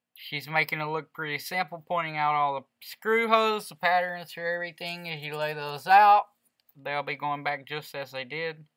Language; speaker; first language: English; early bilingual, other home language; Spanish